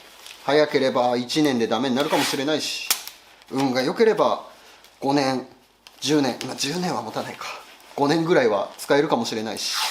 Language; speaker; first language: Japanese; native; Japanese